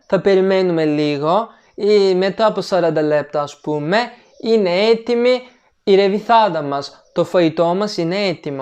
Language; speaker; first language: Greek; non-native, fluent; Turkish